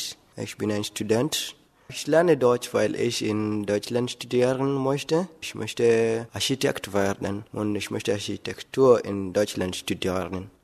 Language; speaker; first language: German; non-native, learner; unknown